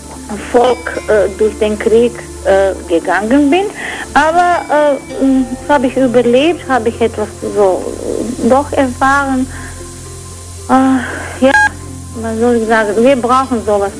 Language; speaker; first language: German; non-native, fluent; Croatian